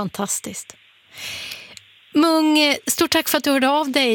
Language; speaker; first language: Swedish; native; Swedish